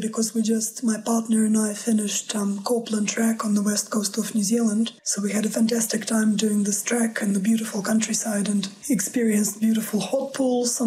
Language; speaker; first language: English; non-native, fluent; Russian